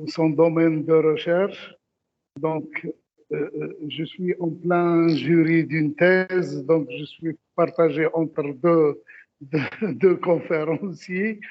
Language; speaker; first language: French; non-native, local second language; Arabic